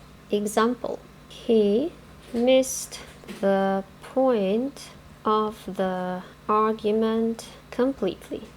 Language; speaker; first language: English; non-native, fluent; Ukrainian